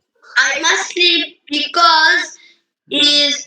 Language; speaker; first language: English; non-native, learner; Bangla